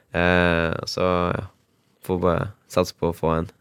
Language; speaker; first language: Norwegian; native; Norwegian